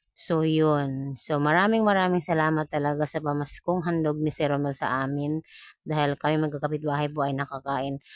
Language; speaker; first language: Filipino; non-native, local second language; Cebuano